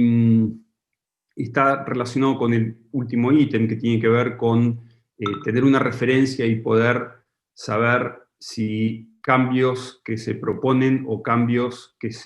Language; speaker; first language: Spanish; native; Spanish